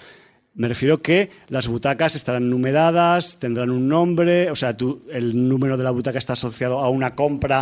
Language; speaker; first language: Spanish; native; Spanish